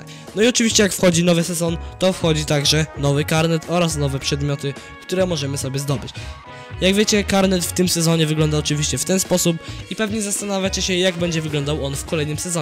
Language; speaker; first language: Polish; native; Polish